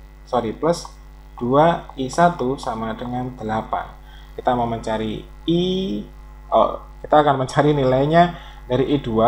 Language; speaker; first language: Indonesian; native; Indonesian